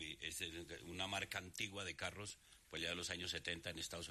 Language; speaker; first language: Spanish; native; Spanish